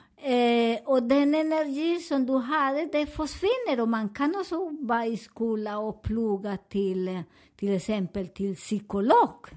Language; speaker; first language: Swedish; non-native, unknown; Spanish